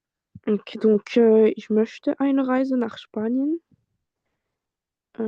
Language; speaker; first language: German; non-native, fluent; French